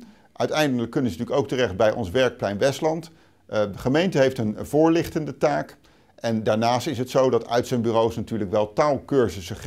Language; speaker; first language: Dutch; native; Dutch